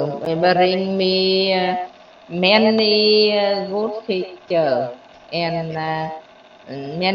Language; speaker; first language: English; non-native, learner; Vietnamese